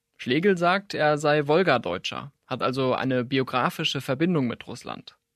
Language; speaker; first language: German; native; German